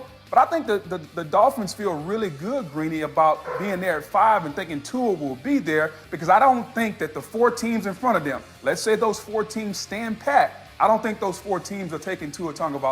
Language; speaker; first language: English; native; English